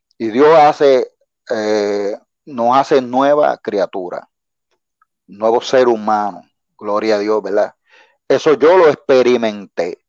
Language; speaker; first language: Spanish; native; Spanish